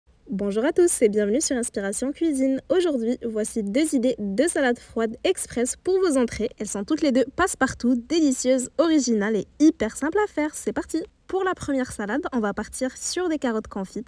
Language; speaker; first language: French; native; French